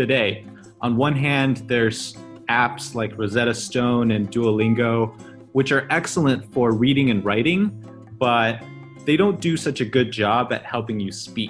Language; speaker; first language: English; early bilingual, other home language; Chinese